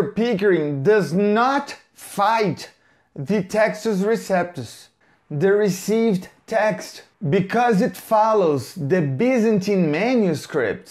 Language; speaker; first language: English; non-native, fluent; Portuguese